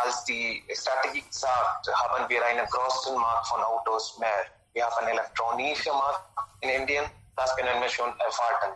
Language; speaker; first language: German; non-native, learner; Hindi